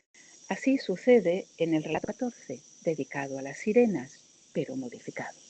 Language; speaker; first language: Spanish; native; Spanish